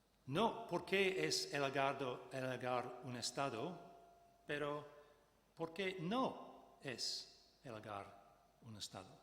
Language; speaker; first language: Spanish; non-native, fluent; English